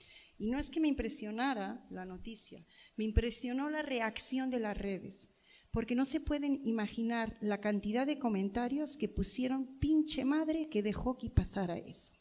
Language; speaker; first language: Spanish; native; Spanish